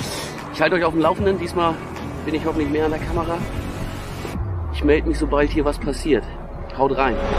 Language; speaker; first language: German; native; German